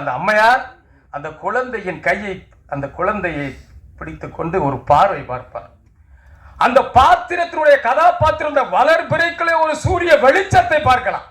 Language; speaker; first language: Tamil; native; Tamil